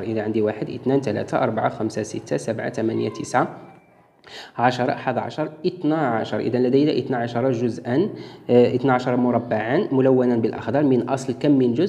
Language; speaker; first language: Arabic; native; Arabic